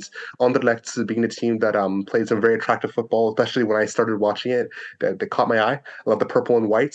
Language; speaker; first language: English; native; English